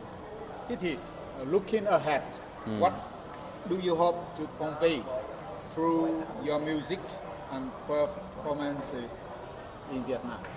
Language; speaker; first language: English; non-native, fluent; Vietnamese